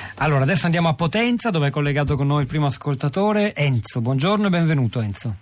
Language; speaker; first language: Italian; native; Italian